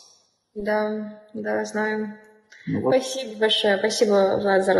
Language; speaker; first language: Russian; native; Russian